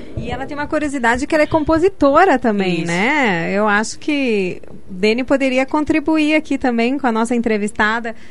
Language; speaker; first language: Portuguese; native; Portuguese